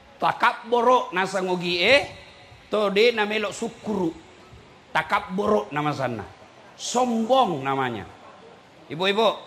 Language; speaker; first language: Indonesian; non-native, local second language; Buginese